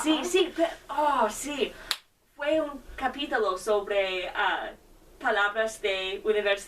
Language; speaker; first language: Spanish; non-native, learner; English